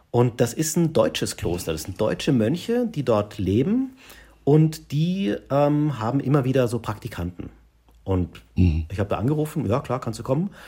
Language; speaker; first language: German; native; German